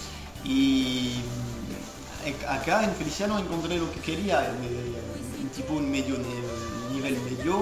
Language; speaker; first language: Spanish; non-native, fluent; French